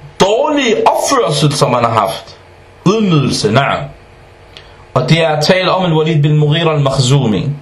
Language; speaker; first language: Danish; non-native, fluent; Arabic